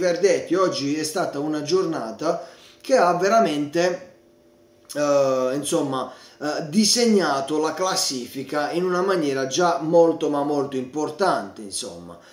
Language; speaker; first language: Italian; native; Italian